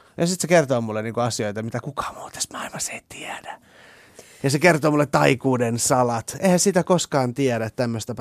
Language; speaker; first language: Finnish; early bilingual, other home language; Persian